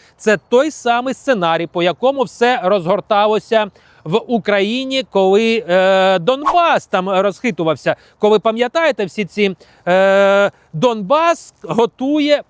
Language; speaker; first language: Ukrainian; non-native, local second language; Russian